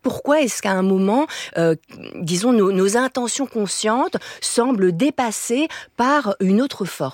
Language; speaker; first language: French; native; French